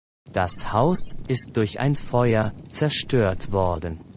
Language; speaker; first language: German; non-native, learner; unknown